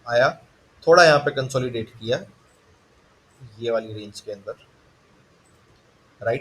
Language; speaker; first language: Hindi; native; Hindi